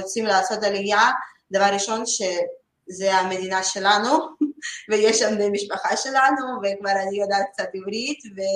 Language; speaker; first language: Hebrew; non-native, learner; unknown